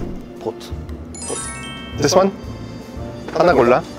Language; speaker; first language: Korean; non-native, fluent; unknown